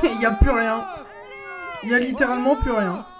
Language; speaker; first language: French; native; French